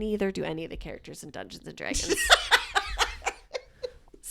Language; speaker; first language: English; native; English